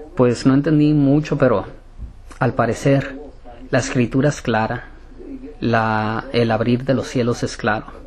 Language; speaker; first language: Spanish; native; Spanish